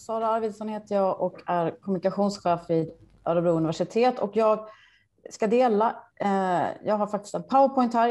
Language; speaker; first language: Swedish; native; Swedish